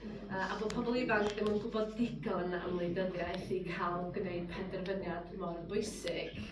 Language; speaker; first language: Welsh; native; Welsh